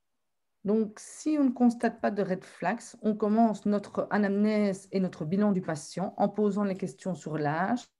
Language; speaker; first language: French; native; French